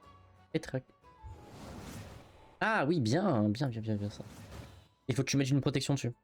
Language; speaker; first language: French; native; French